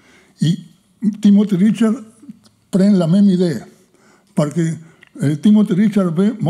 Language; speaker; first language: French; non-native, fluent; Spanish